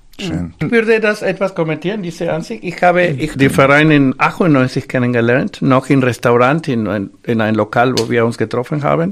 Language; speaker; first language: German; non-native, fluent; Spanish